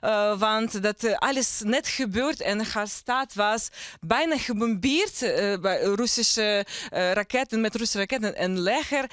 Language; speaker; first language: Dutch; non-native, learner; Ukrainian